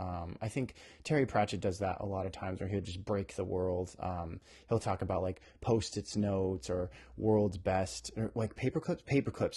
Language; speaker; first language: English; native; English